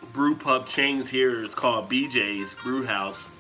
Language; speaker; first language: English; native; English